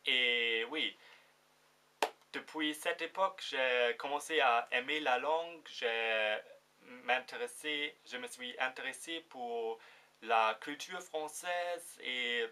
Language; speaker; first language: French; non-native, fluent; German